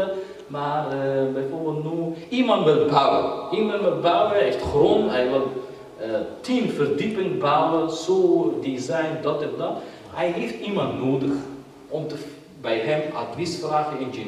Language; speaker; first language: Dutch; non-native, fluent; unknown